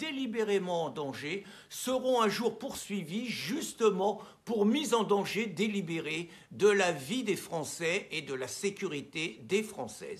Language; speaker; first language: French; native; French